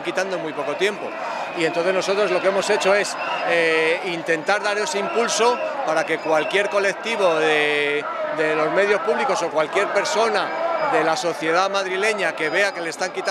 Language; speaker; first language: Spanish; native; Spanish